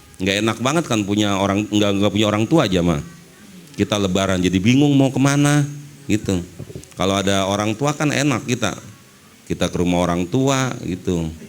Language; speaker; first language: Indonesian; native; Indonesian